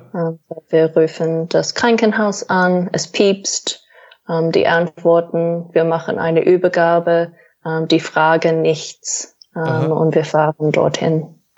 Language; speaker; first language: German; non-native, fluent; English